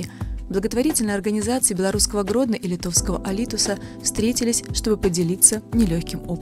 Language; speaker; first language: Russian; native; Russian